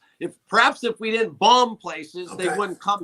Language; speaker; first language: English; native; English